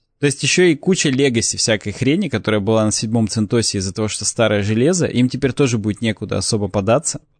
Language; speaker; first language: Russian; native; Russian